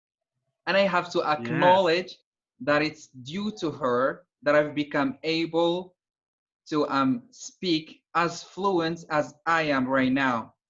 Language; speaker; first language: English; non-native, fluent; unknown